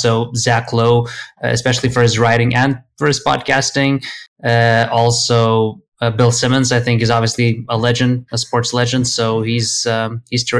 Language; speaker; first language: English; non-native, fluent; Swedish